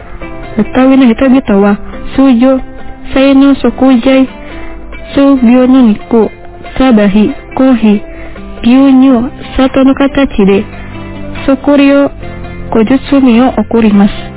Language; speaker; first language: Japanese; non-native, fluent; Indonesian